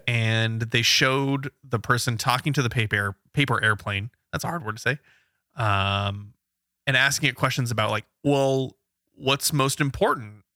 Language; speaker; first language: English; native; English